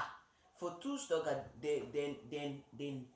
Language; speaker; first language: Swedish; early bilingual, other home language; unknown